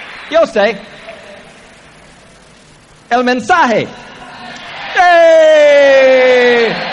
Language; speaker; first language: Spanish; non-native, learner; English